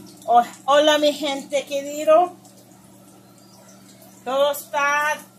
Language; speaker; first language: Spanish; non-native, learner; English